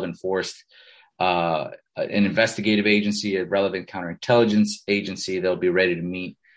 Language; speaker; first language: English; early bilingual, other home language; Spanish